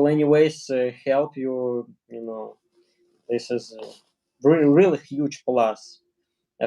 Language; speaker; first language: English; non-native, learner; Russian